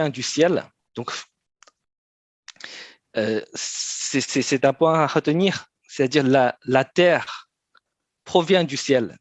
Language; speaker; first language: French; non-native, fluent; Chinese